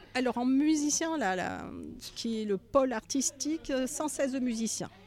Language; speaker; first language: French; native; French